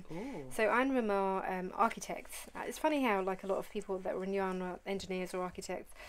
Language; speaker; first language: English; native; English